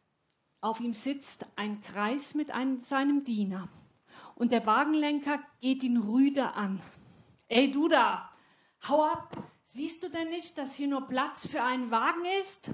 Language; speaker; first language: German; native; German